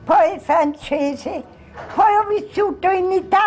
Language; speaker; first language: Italian; non-native, fluent; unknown